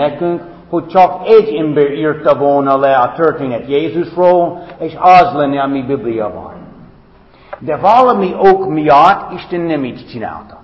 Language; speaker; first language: Hungarian; non-native, fluent; English